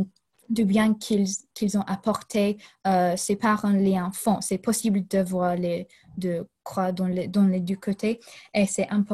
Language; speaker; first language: French; non-native, fluent; English